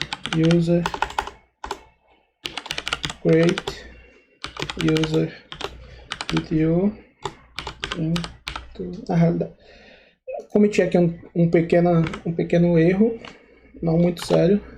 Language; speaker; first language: Portuguese; native; Portuguese